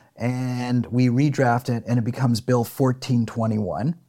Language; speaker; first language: English; native; English